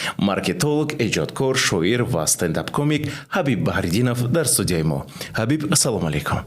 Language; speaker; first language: Tajik; native; Tajik